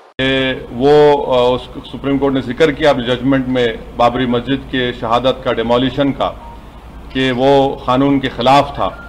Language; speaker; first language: Urdu; native; Urdu